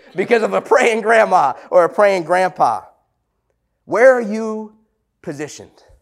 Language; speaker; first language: English; native; English